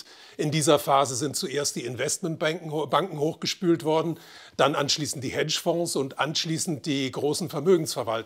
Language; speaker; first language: German; native; German